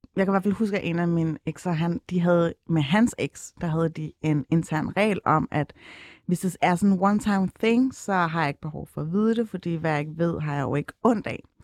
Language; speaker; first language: Danish; early bilingual, other home language; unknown